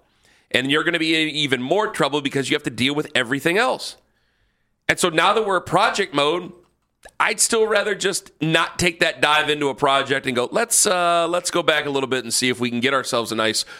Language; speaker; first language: English; native; English